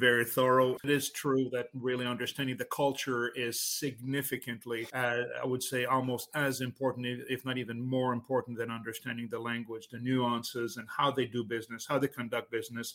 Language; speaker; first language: English; non-native, fluent; French